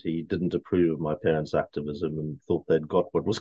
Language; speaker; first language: English; native; English